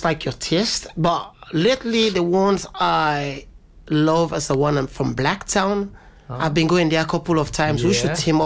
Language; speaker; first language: English; non-native, local second language; Krio